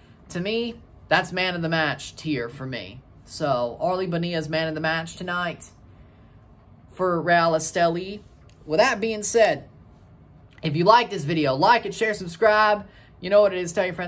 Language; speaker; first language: English; native; English